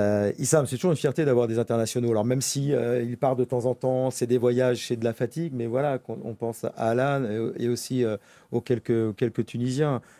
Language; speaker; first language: French; native; French